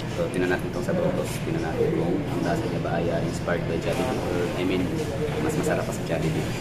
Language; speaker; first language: Filipino; non-native, local second language; Cebuano